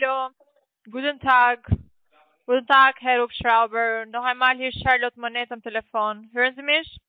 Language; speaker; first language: German; non-native, learner; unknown